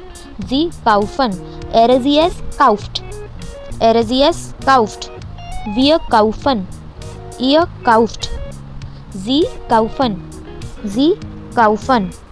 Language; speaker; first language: German; non-native, fluent; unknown